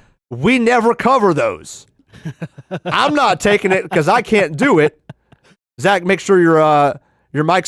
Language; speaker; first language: English; native; English